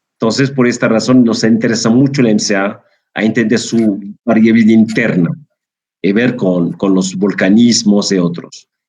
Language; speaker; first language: Spanish; non-native, fluent; Arabic